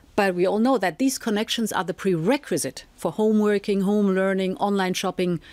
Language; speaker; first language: English; non-native, fluent; German